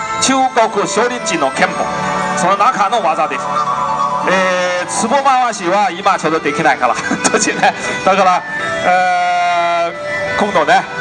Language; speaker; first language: Japanese; non-native, learner; Chinese